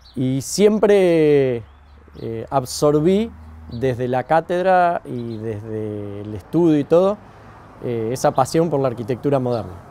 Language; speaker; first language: Spanish; native; Spanish